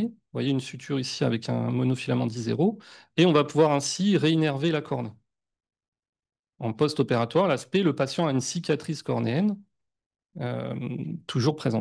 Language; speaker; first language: French; native; French